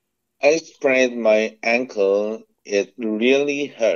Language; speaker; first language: English; non-native, learner; Korean